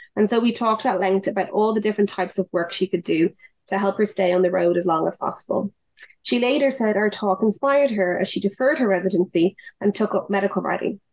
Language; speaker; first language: English; native; English